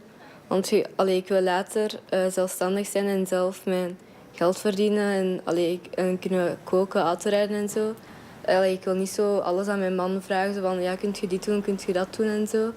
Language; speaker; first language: Dutch; early bilingual, other home language; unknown